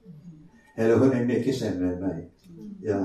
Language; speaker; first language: Swedish; non-native, fluent; English